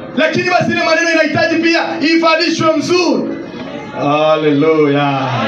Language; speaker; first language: Swahili; non-native, local second language; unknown